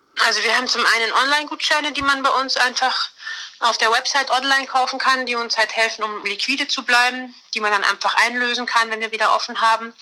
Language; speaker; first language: German; native; German